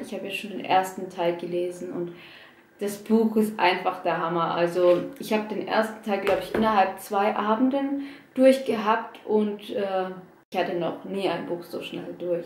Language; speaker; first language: German; early bilingual, other home language; Russian